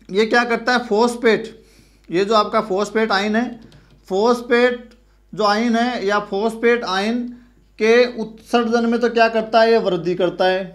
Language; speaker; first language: Hindi; native; Hindi